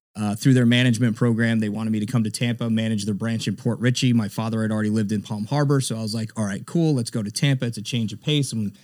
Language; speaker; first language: English; native; English